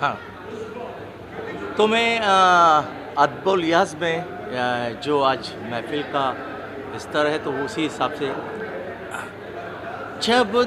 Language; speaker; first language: Hindi; native; Hindi